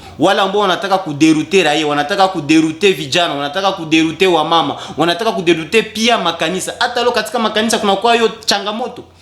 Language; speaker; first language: Swahili; native; Swahili